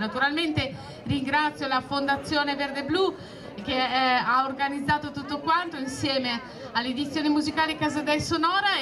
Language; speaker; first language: Italian; native; Italian